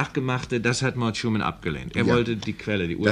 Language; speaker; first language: German; native; German